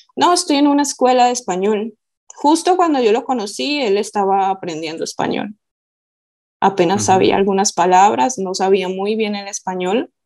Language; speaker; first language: Spanish; native; Spanish